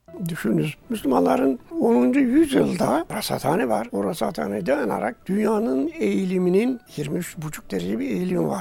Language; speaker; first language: Turkish; native; Turkish